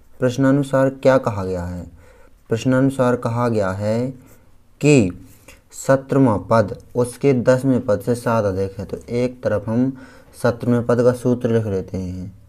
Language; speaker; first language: Hindi; native; Hindi